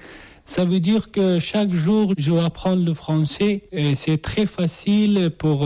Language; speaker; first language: French; non-native, learner; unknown